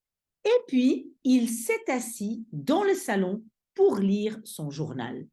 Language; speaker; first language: French; non-native, fluent; Dutch